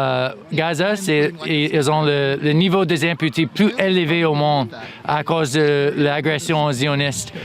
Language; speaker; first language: French; non-native, local second language; English